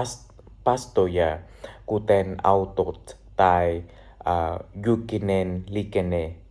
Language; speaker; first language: Finnish; non-native, learner; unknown